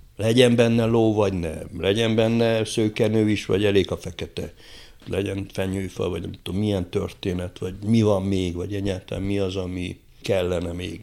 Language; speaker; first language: Hungarian; native; Hungarian